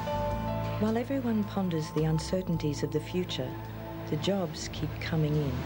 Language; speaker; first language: English; native; English